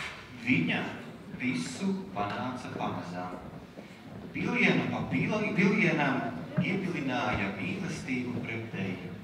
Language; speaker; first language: Latvian; native; Latvian